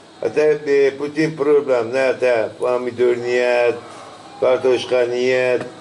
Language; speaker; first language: Russian; non-native, learner; Turkish